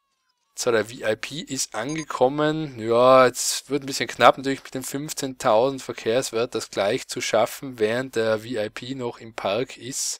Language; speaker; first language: German; native; German